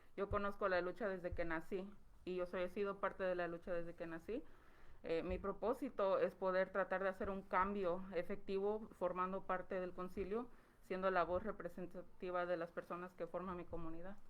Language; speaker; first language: Spanish; early bilingual, heritage; Spanish